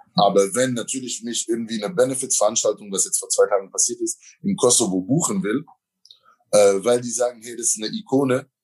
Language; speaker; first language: German; native; German